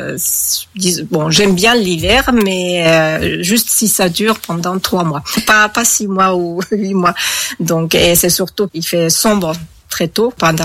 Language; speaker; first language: French; non-native, fluent; Finnish